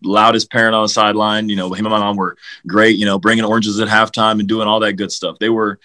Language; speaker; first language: English; native; English